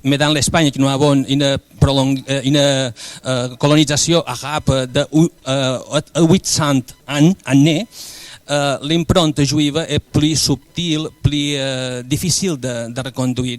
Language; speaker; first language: French; non-native, fluent; Spanish